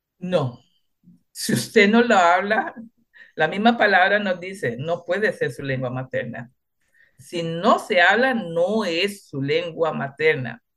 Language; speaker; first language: Spanish; non-native, local second language; Jamaican Creole English